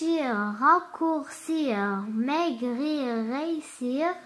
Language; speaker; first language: French; non-native, learner; Arabic